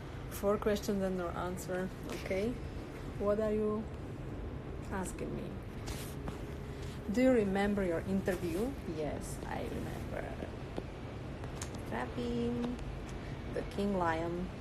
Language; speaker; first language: English; non-native, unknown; Slovak